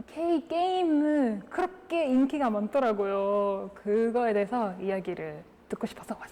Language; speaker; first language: Korean; non-native, fluent; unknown